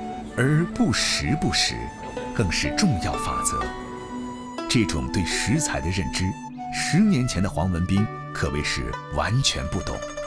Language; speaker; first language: Chinese; native; Chinese